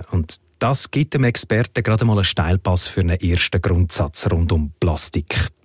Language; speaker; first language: German; native; German